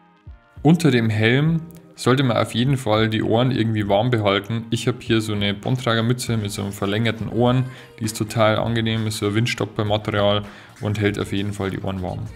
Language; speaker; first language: German; native; German